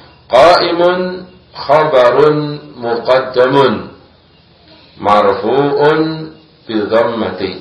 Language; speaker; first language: Arabic; non-native, fluent; Indonesian